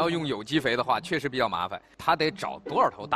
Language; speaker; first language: Chinese; native; Chinese